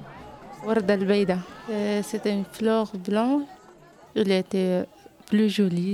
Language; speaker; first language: French; non-native, learner; Arabic